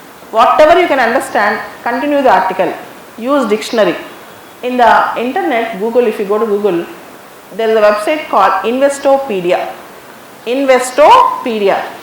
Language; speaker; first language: English; non-native, local second language; Telugu